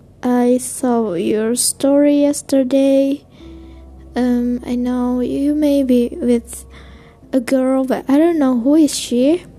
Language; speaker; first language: English; non-native, learner; Indonesian